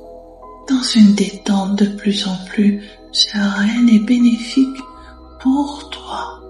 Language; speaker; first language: French; native; French